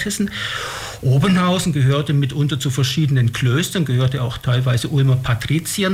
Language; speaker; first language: German; native; German